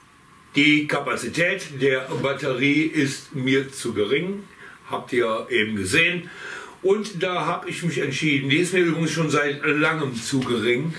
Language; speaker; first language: German; native; German